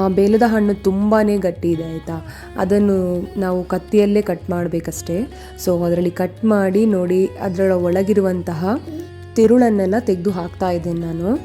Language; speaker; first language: Kannada; non-native, local second language; Konkani